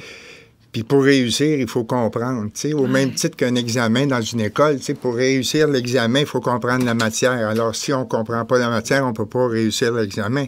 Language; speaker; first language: French; native; French